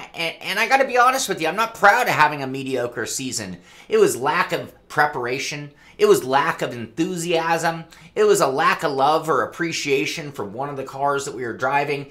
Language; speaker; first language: English; native; English